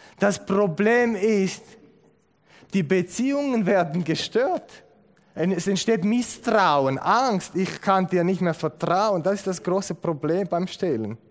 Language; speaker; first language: German; non-native, fluent; Romanian